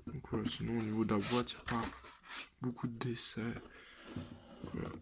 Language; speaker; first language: French; native; French